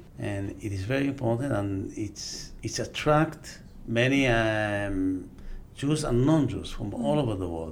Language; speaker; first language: English; non-native, fluent; Aramaic